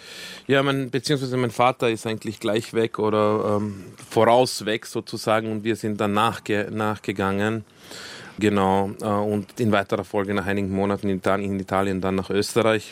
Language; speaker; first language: German; early bilingual, other home language; Croatian